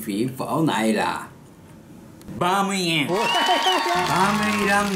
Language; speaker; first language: Vietnamese; non-native, learner; Japanese